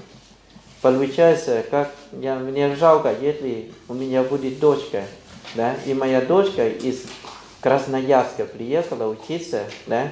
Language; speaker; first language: Russian; non-native, fluent; Thai